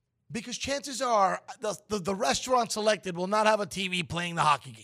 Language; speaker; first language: English; early bilingual, other home language; Spanish